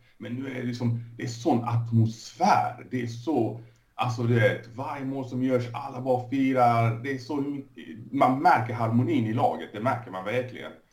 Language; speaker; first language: Swedish; early bilingual, other home language; Persian